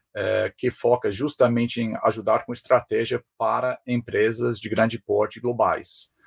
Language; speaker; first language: Portuguese; non-native, fluent; English